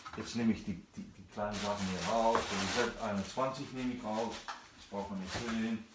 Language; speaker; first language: German; non-native, learner; English